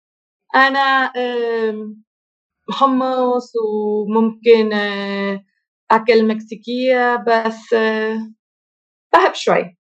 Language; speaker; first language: Arabic; non-native, learner; Spanish